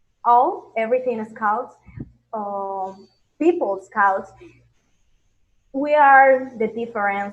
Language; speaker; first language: English; non-native, learner; Spanish